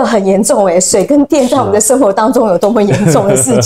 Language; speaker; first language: Chinese; native; Chinese